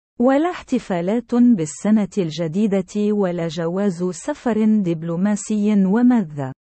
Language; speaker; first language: Arabic; non-native, local second language; Central Kurdish